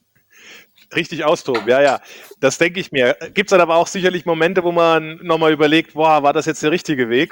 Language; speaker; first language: German; native; German